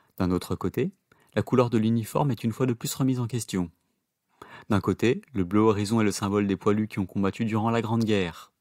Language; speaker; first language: French; native; French